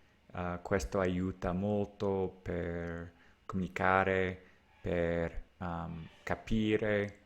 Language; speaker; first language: Italian; non-native, learner; English